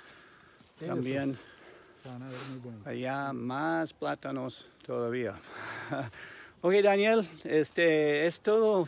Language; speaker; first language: Spanish; non-native, fluent; English